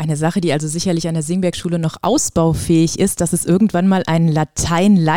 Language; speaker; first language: German; native; German